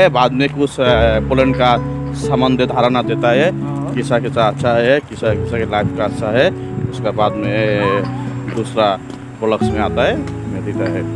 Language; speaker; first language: Hindi; non-native, learner; Nepali